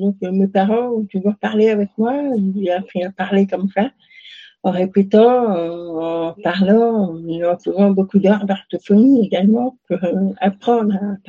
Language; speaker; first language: French; native; French